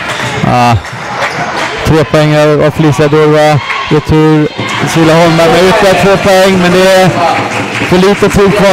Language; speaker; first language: Swedish; native; Swedish